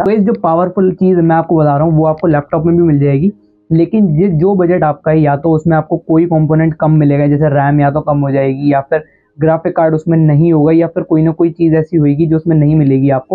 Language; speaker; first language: Hindi; native; Hindi